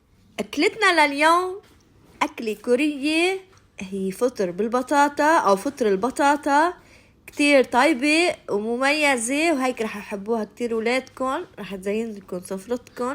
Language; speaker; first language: Arabic; native; Arabic